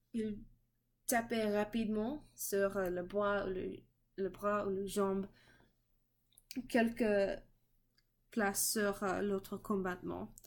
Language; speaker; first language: French; non-native, learner; English